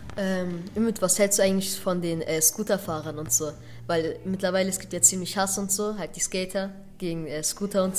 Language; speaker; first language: German; native; German